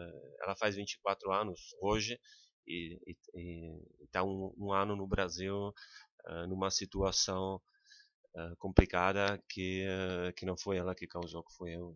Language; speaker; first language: Portuguese; non-native, fluent; Czech